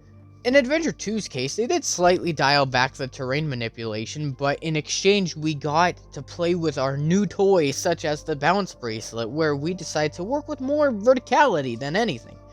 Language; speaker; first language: English; native; English